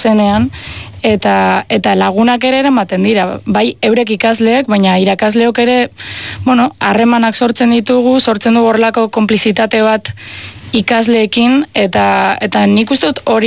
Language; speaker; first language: Basque; non-native, local second language; Spanish